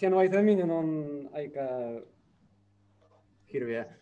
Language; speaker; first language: Finnish; non-native, learner; Russian